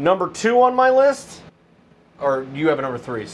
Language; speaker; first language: English; native; English